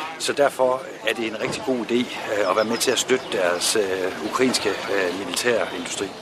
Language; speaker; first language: Danish; native; Danish